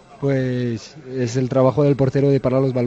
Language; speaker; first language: Spanish; non-native, learner; French